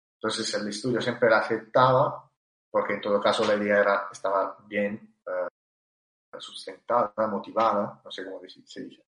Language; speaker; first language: Spanish; non-native, fluent; Italian